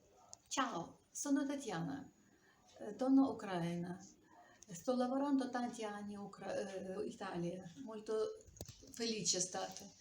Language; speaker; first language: Italian; non-native, learner; Ukrainian